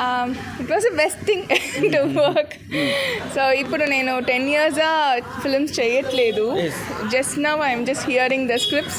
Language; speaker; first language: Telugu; non-native, learner; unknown